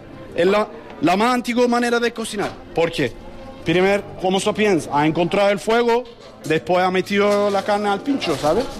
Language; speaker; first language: Spanish; non-native, learner; Turkish